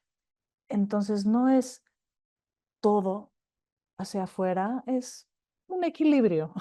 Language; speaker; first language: Spanish; non-native, fluent; Greek